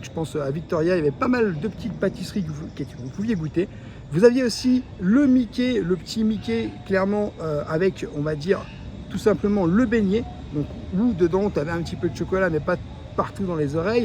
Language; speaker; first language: French; native; French